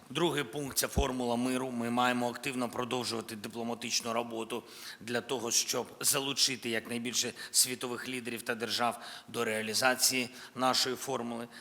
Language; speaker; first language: Ukrainian; non-native, local second language; Russian